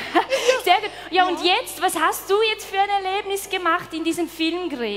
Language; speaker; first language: German; native; German